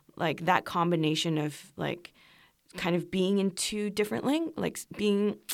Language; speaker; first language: English; non-native, fluent; Korean